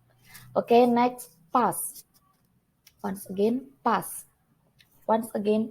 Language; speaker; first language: English; non-native, learner; Indonesian